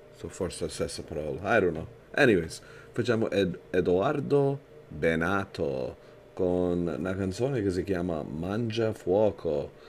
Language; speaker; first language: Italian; early bilingual, heritage; Italian